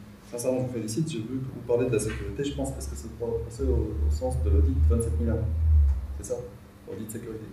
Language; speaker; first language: French; non-native, local second language; Arabic